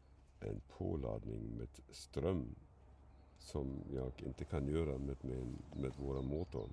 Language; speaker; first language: Swedish; non-native, fluent; German